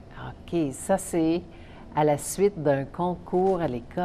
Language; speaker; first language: French; native; French